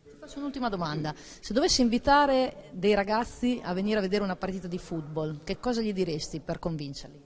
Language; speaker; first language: Italian; native; Italian